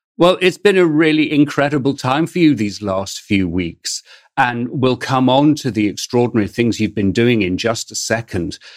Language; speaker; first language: English; native; English